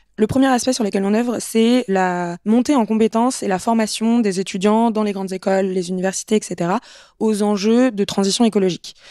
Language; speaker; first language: French; native; French